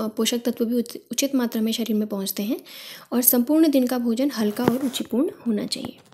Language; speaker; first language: Hindi; native; Hindi